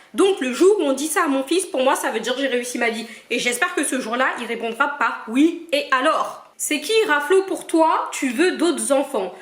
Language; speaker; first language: French; early bilingual, other home language; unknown